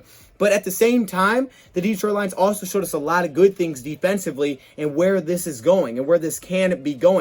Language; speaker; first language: English; native; English